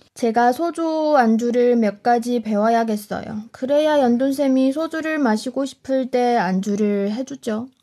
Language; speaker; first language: Korean; non-native, fluent; Chinese